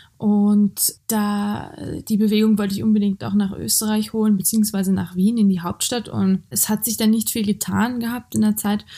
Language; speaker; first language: German; early bilingual, other home language; Georgian